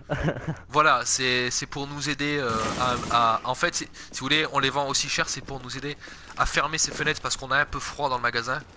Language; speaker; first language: French; native; French